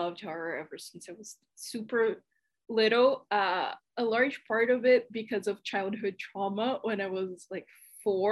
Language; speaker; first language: English; non-native, fluent; Portuguese